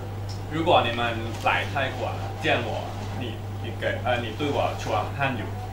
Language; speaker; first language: Chinese; non-native, learner; Thai